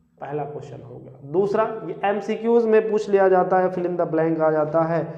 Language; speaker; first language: Hindi; native; Hindi